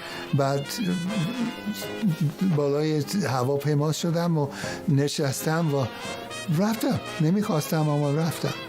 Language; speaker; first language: Persian; non-native, fluent; English